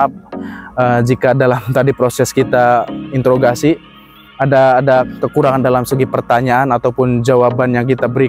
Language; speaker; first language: Indonesian; non-native, local second language; Sundanese